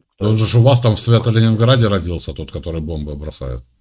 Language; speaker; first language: Russian; native; Russian